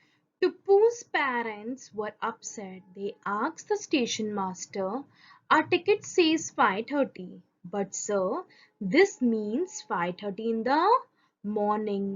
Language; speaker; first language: English; non-native, local second language; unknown